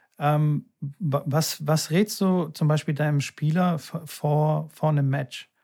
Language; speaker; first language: German; early bilingual, other home language; Bulgarian